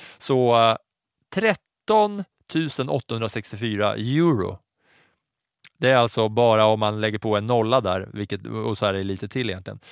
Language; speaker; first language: Swedish; native; Swedish